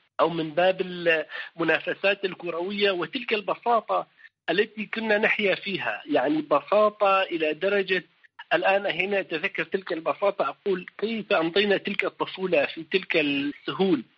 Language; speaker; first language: Arabic; non-native, local second language; Kurdish